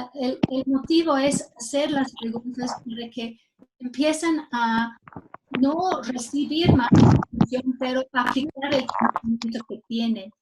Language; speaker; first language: Spanish; non-native, fluent; English